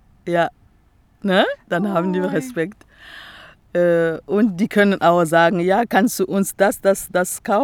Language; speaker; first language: German; non-native, fluent; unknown